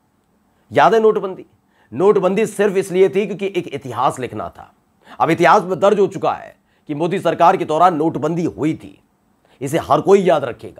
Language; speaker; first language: Hindi; native; Hindi